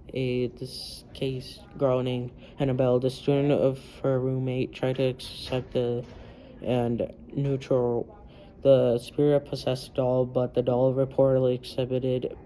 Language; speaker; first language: English; native; English